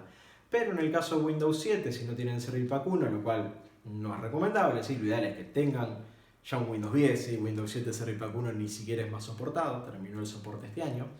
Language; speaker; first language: Spanish; native; Spanish